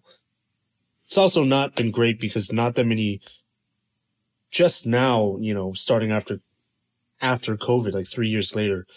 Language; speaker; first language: English; native; English